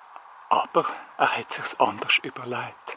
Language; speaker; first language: German; native; German